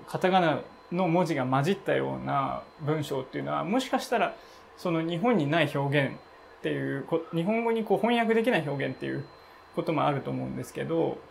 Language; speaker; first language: Japanese; native; Japanese